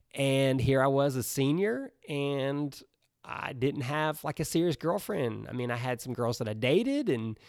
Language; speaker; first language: English; native; English